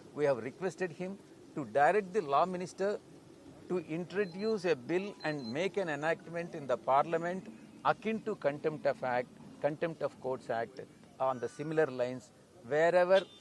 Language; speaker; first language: English; non-native, local second language; Telugu